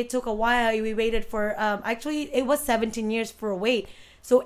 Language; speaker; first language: English; non-native, local second language; Iloko